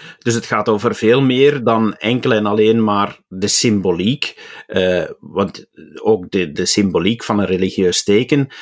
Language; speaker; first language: Dutch; native; Dutch